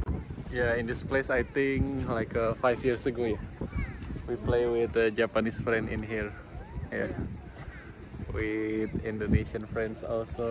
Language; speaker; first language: English; non-native, learner; Indonesian